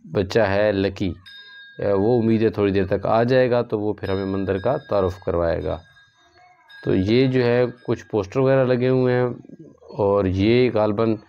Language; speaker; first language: Urdu; non-native, local second language; Punjabi